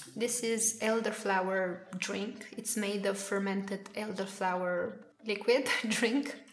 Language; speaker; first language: English; non-native, fluent; Romanian